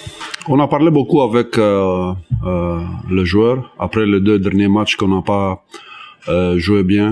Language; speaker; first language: French; non-native, learner; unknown